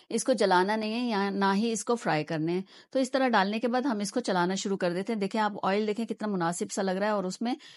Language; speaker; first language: Hindi; native; Hindi